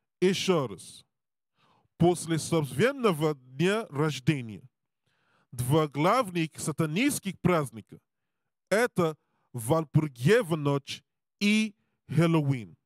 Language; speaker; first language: Russian; non-native, learner; Serbian